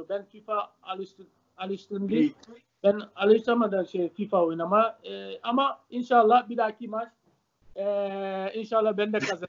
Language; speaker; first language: Turkish; non-native, learner; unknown